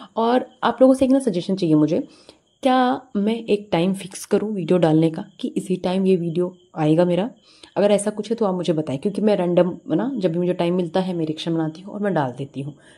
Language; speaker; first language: Hindi; native; Hindi